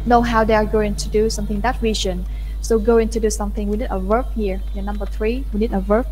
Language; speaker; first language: English; non-native, fluent; Vietnamese